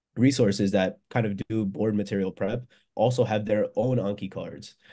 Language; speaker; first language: English; native; English